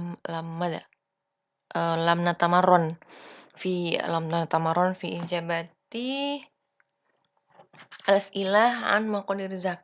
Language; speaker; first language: Arabic; non-native, fluent; Indonesian